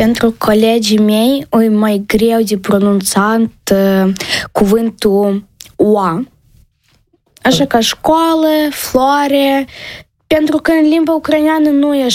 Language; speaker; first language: Romanian; non-native, local second language; Ukrainian